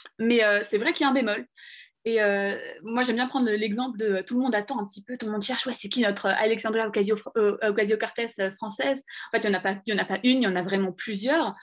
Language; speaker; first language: French; early bilingual, other home language; Arabic